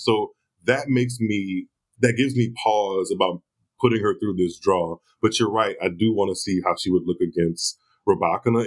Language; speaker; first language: English; native; English